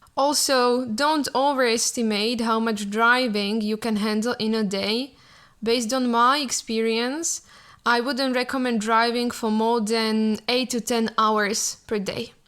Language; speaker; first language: English; non-native, fluent; Slovak